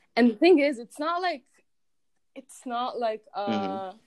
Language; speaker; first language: English; non-native, fluent; Arabic